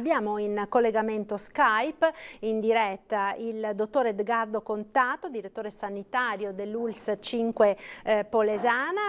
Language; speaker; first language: Italian; native; Italian